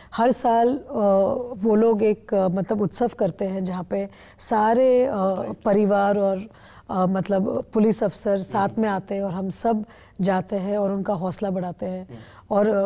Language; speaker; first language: Hindi; non-native, local second language; Bangla